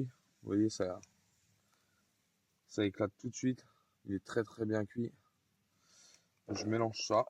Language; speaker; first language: French; native; French